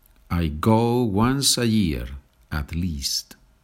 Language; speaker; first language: English; non-native, fluent; Spanish